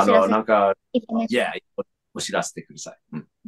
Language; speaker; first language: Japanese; non-native, fluent; English